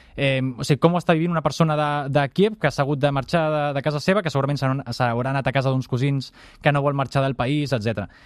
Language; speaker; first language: Catalan; native; Catalan